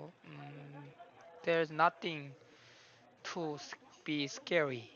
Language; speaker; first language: English; non-native, learner; Korean